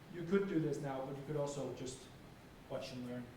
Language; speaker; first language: English; non-native, fluent; Danish